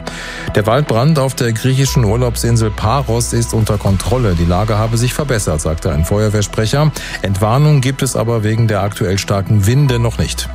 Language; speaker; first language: German; native; German